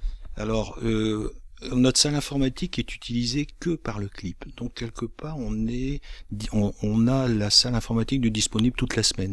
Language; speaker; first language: French; native; French